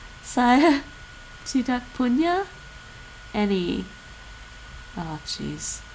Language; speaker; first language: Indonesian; non-native, learner; English